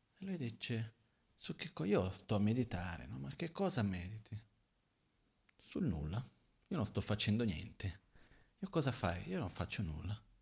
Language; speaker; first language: Italian; non-native, fluent; Portuguese